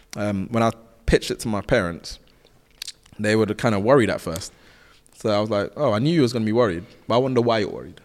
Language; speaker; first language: English; native; English